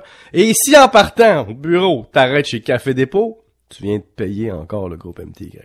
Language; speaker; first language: French; native; French